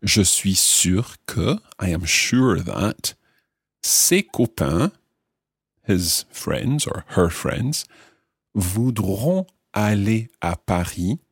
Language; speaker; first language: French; non-native, fluent; English